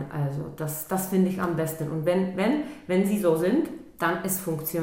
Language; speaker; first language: German; non-native, local second language; Czech